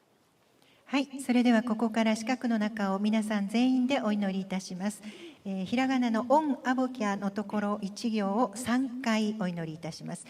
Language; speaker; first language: Japanese; native; Japanese